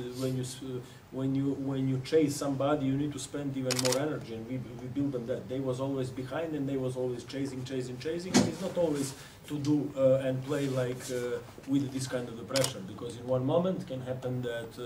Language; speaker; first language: English; non-native, fluent; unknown